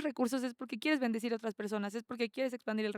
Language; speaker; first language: Spanish; native; Spanish